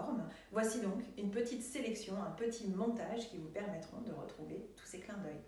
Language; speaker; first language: French; native; French